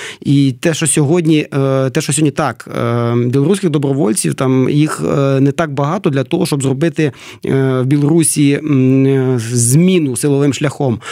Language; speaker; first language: Ukrainian; native; Ukrainian